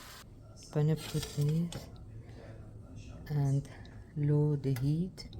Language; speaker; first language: English; non-native, learner; Persian